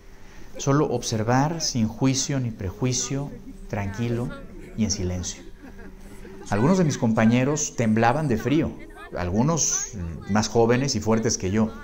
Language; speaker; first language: Spanish; native; Spanish